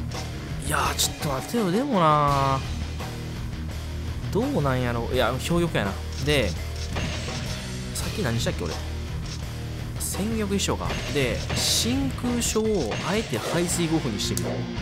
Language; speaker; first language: Japanese; native; Japanese